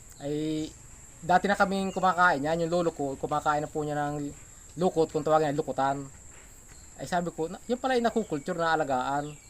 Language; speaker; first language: Filipino; native; Filipino